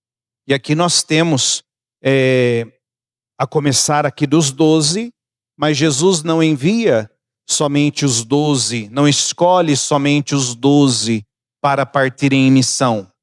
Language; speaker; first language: Portuguese; native; Portuguese